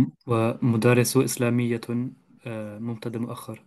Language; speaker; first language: Arabic; non-native, learner; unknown